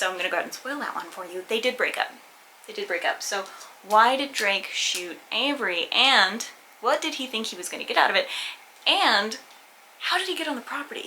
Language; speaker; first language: English; native; English